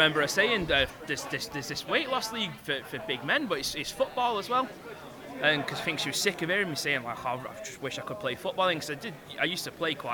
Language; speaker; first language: English; native; English